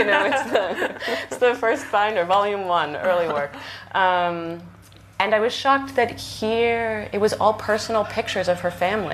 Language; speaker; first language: English; native; English